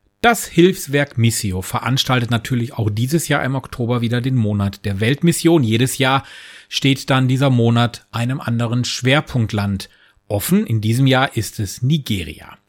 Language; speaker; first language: German; native; German